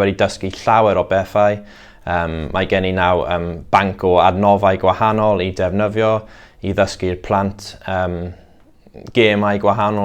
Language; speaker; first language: Welsh; non-native, local second language; English